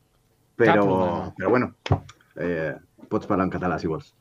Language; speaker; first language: Catalan; non-native, local second language; Spanish